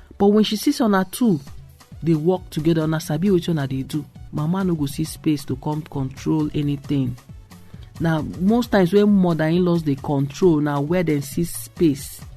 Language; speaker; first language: Nigerian Pidgin; non-native, local second language; Igbo